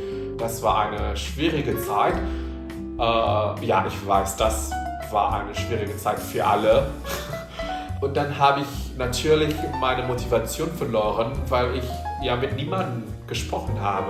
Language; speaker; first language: German; non-native, fluent; Indonesian